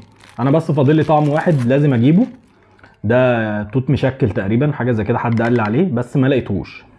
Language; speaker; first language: Arabic; native; Arabic